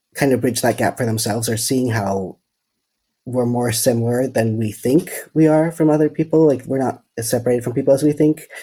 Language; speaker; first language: English; non-native, fluent; Dutch